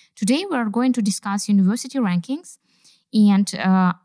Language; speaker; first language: English; non-native, fluent; Kazakh